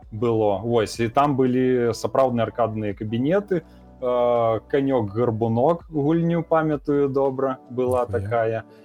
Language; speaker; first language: Belarusian; non-native, local second language; Russian